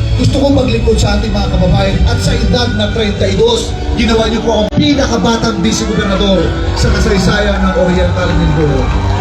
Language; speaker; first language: Filipino; native; Filipino